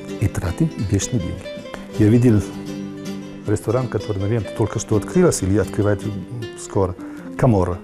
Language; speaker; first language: Russian; non-native, learner; Italian